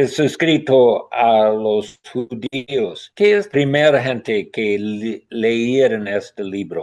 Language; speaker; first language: Spanish; non-native, learner; English